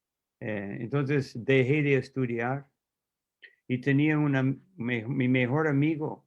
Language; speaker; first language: Spanish; non-native, fluent; English